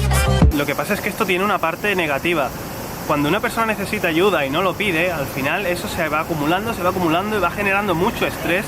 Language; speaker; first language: Spanish; native; Spanish